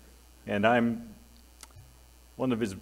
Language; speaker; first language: English; native; English